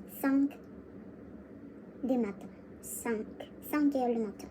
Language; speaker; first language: French; non-native, learner; Korean